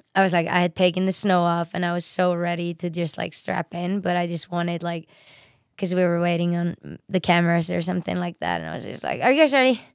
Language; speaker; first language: English; non-native, fluent; Icelandic